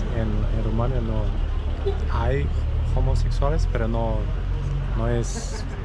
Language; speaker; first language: Spanish; non-native, learner; Romanian